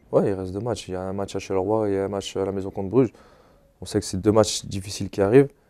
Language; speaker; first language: French; native; French